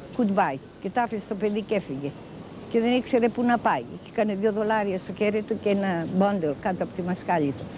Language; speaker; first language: Greek; native; Greek